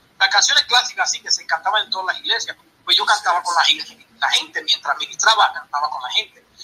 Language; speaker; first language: Spanish; early bilingual, heritage; Spanish